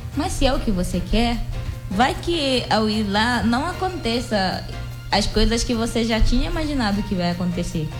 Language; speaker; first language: Portuguese; non-native, local second language; Upper Guinea Crioulo